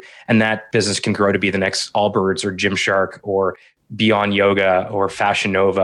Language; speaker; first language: English; native; English